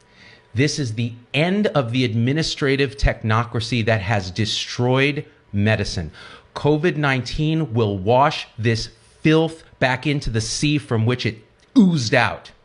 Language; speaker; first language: English; native; English